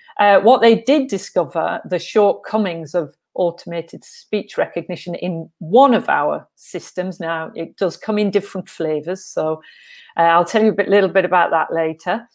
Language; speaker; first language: English; native; English